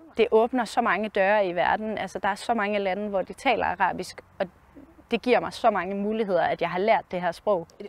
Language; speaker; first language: Danish; native; Danish